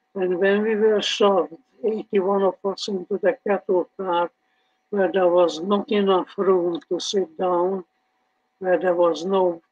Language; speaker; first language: English; early bilingual, other home language; Hungarian